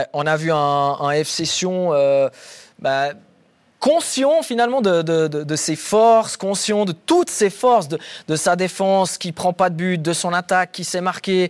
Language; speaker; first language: French; native; French